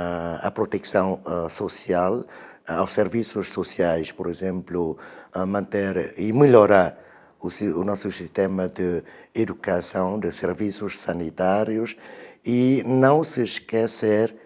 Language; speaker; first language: Portuguese; non-native, fluent; Vietnamese